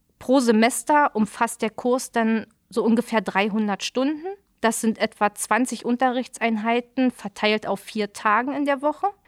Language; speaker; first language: German; native; German